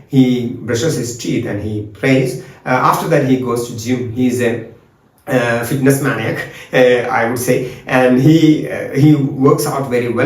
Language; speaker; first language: English; non-native, local second language; Malayalam